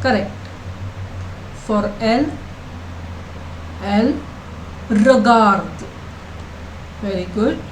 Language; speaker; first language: French; non-native, learner; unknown